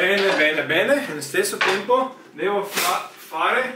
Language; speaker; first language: Italian; non-native, learner; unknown